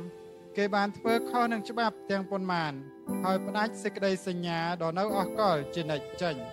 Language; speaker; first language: Khmer; native; Khmer